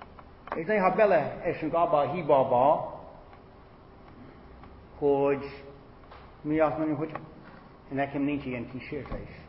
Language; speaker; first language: Hungarian; non-native, fluent; English